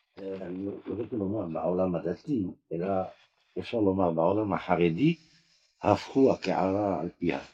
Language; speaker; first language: Hebrew; non-native, fluent; French